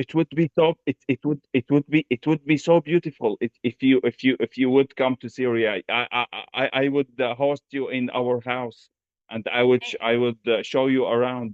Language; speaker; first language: English; non-native, fluent; Arabic